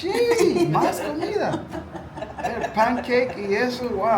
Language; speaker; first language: Spanish; non-native, learner; English